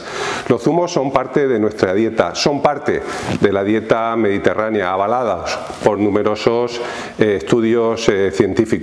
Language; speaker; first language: Spanish; native; Spanish